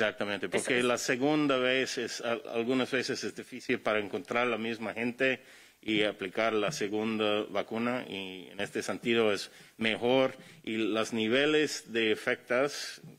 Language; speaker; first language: Spanish; non-native, fluent; English